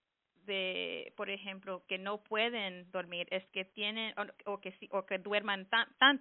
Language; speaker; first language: Spanish; early bilingual, heritage; English